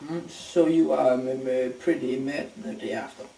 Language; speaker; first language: English; non-native, learner; Danish